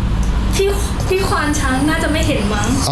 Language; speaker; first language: Thai; native; Thai